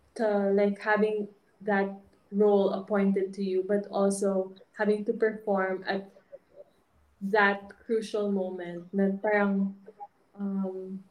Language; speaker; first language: English; non-native, local second language; Hiligaynon